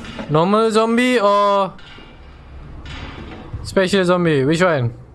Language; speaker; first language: English; non-native, local second language; Malay